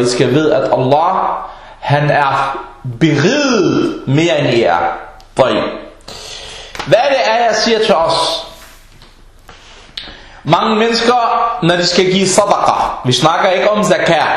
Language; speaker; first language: Danish; early bilingual, other home language; Arabic